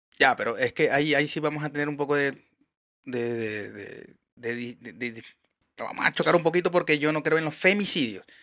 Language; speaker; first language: Spanish; native; Spanish